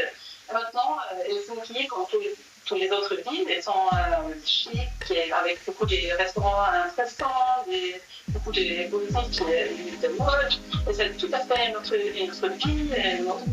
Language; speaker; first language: French; non-native, fluent; Swedish